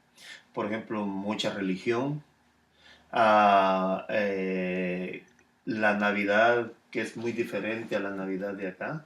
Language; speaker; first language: Spanish; native; Spanish